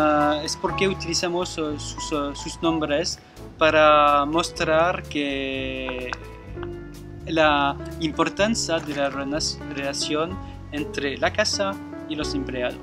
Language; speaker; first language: Spanish; non-native, fluent; French